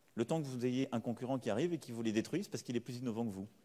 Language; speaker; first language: French; native; French